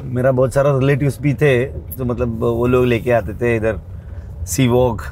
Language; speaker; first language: Hindi; non-native, local second language; Kannada